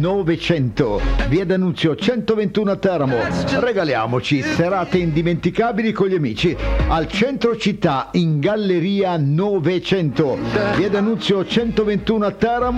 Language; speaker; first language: Italian; native; Italian